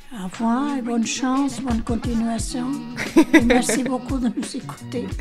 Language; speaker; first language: French; non-native, fluent; Portuguese